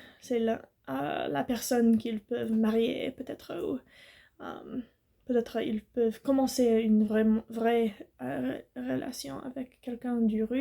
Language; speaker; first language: French; non-native, learner; English